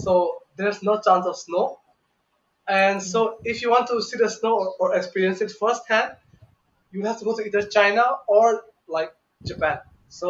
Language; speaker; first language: English; non-native, local second language; Bangla